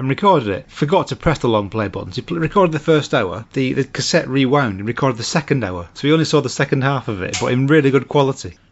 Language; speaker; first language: English; native; English